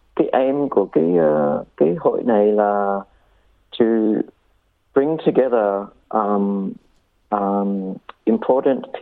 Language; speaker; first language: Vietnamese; early bilingual, heritage; Vietnamese